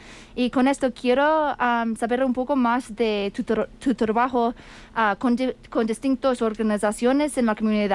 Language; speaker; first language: Spanish; non-native, fluent; English